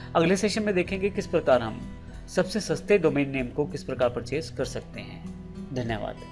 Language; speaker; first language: Hindi; native; Hindi